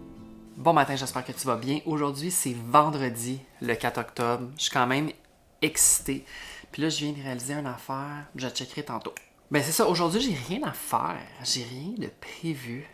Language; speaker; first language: French; native; French